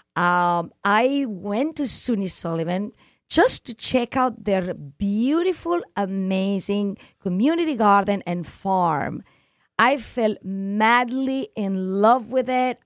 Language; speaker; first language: English; non-native, fluent; Spanish